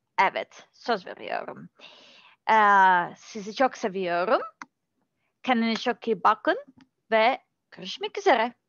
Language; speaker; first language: Turkish; non-native, learner; Serbian